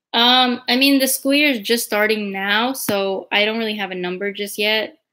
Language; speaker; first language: English; native; English